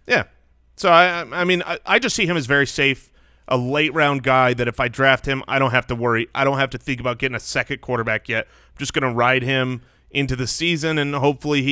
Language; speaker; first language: English; native; English